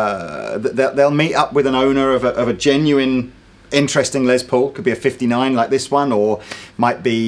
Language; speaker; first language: English; native; English